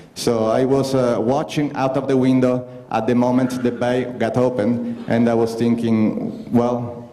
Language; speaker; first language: English; non-native, fluent; Italian